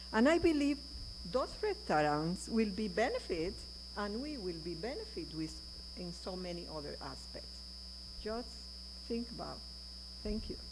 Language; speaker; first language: English; non-native, learner; Spanish